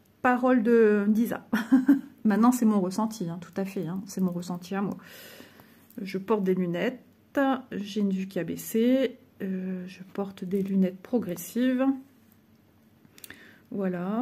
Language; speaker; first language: French; native; French